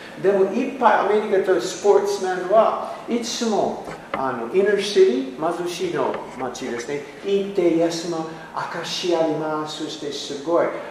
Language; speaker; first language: Japanese; non-native, learner; English